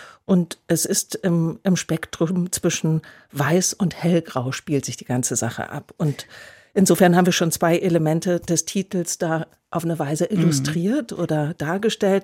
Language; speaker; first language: German; native; German